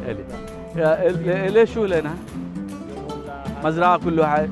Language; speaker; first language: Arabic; non-native, learner; Malayalam